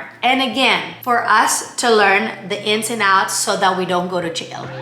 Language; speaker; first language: English; non-native, local second language; Filipino